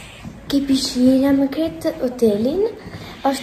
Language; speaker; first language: Albanian; early bilingual, heritage; Albanian